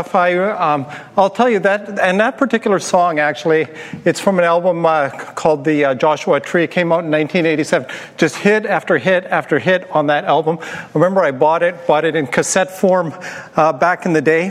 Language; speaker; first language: English; native; English